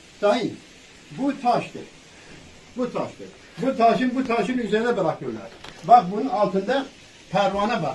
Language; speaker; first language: Turkish; non-native, local second language; Kurdish